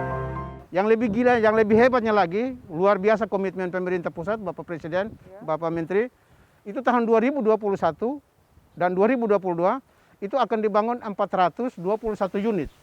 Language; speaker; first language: Indonesian; native; Indonesian